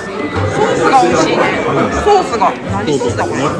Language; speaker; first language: Japanese; native; Japanese